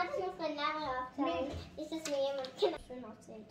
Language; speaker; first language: German; early bilingual, other home language; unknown